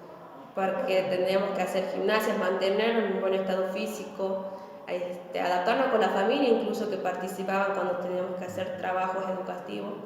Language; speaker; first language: Spanish; native; Spanish